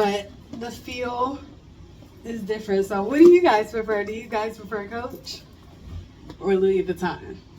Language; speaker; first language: English; native; English